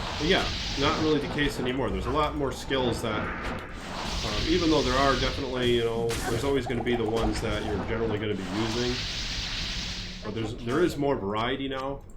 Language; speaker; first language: English; native; English